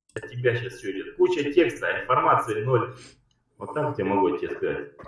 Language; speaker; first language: Russian; native; Russian